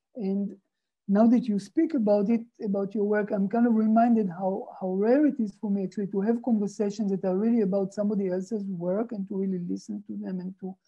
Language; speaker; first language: English; non-native, fluent; Hebrew